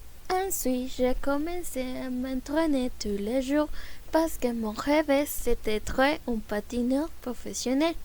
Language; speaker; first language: French; non-native, learner; Spanish